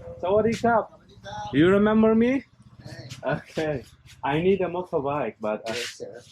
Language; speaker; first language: English; non-native, learner; Turkish